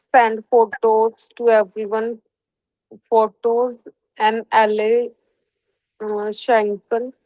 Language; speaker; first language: English; non-native, local second language; Hindi